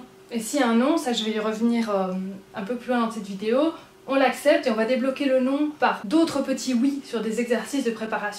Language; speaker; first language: French; native; French